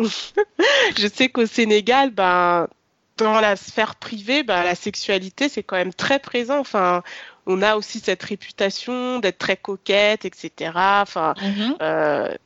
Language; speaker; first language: French; native; French